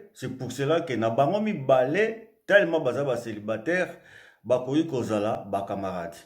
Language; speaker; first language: French; non-native, local second language; Lingala